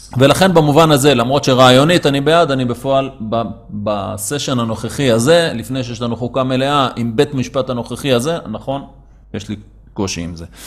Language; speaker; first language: Hebrew; native; Hebrew